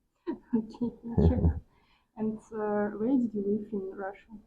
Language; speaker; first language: English; non-native, fluent; Russian